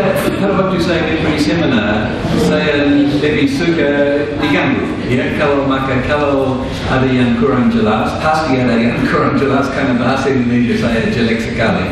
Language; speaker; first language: Indonesian; non-native, fluent; English